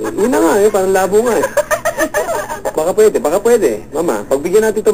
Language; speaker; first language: Filipino; native; Filipino